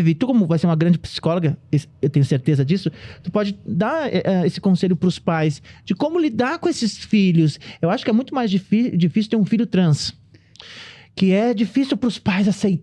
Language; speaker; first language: Portuguese; native; Portuguese